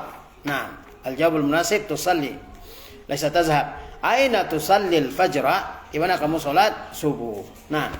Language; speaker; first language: Arabic; non-native, fluent; Indonesian